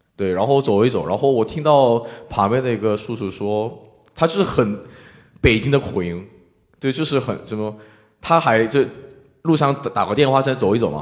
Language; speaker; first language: Chinese; non-native, fluent; Korean